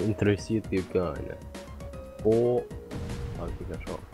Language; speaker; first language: German; native; German